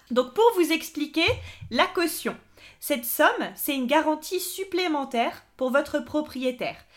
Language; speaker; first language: French; native; French